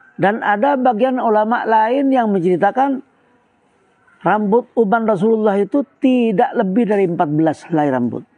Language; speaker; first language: Indonesian; non-native, local second language; Madurese